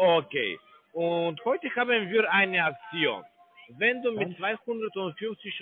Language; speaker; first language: German; non-native, learner; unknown